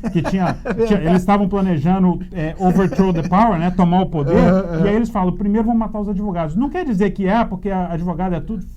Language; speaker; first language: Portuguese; native; Portuguese